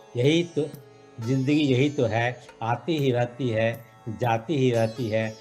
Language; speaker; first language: Hindi; native; Hindi